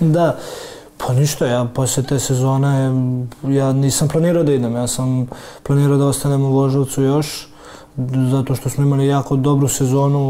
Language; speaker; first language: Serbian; early bilingual, heritage; Serbian